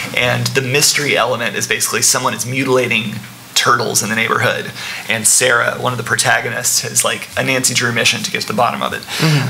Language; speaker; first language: English; native; English